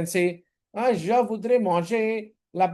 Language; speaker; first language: French; non-native, learner; Hindi